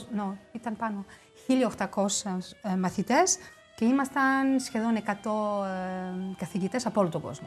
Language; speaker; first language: Greek; early bilingual, heritage; Greek